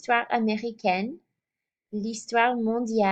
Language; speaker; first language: French; non-native, fluent; English